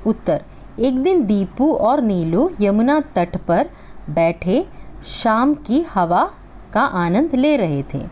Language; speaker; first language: Hindi; non-native, local second language; Malayalam